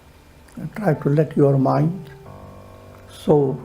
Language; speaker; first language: English; non-native, local second language; Hindi